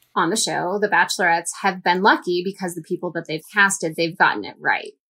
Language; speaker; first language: English; native; English